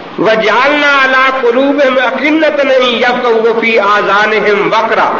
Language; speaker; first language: Urdu; non-native, local second language; Punjabi